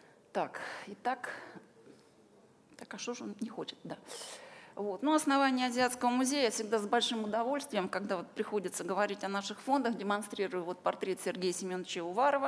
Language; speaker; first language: Russian; native; Russian